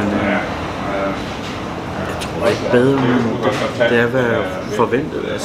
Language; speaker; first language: Danish; early bilingual, other home language; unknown